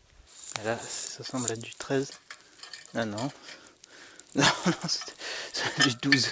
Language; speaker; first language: French; native; French